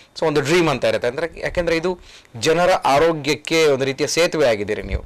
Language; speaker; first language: Kannada; native; Kannada